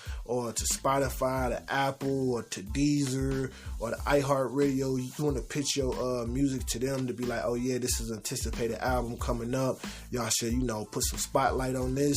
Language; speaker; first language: English; native; English